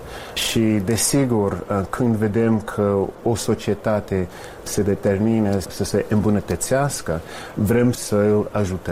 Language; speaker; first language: Romanian; non-native, fluent; English